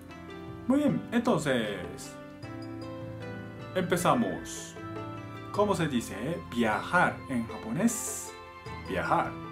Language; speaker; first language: Spanish; non-native, fluent; Japanese